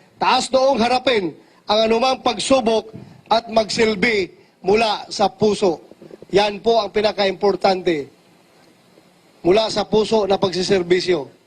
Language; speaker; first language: Filipino; native; Filipino